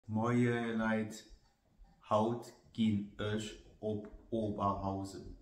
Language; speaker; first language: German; non-native, local second language; Luxembourgish